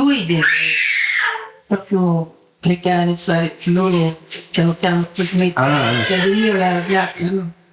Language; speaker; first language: Italian; non-native, learner; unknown